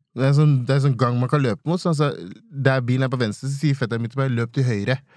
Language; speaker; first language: Norwegian; non-native, fluent; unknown